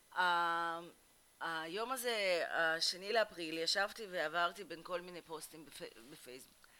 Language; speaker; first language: Hebrew; early bilingual, other home language; Russian